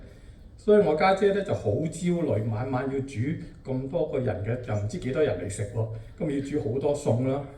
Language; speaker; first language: Cantonese; native; Cantonese